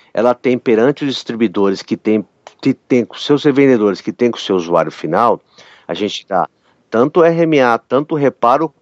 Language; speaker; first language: Portuguese; native; Portuguese